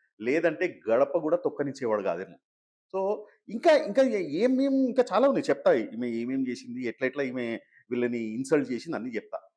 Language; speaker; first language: Telugu; native; Telugu